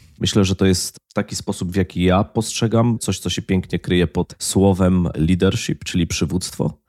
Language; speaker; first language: Polish; native; Polish